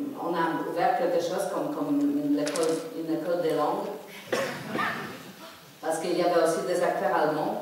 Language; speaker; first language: French; non-native, fluent; Polish